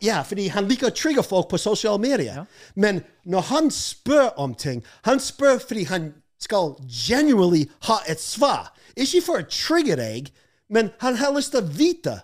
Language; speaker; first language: Norwegian; non-native, fluent; English